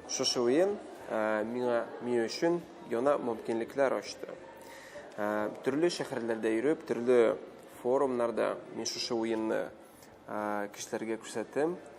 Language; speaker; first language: Tatar; native; Tatar